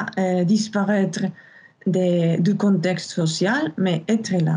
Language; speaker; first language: French; non-native, fluent; Spanish